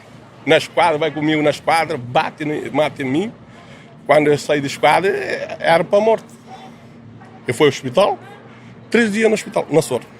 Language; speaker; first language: Portuguese; non-native, local second language; Kabuverdianu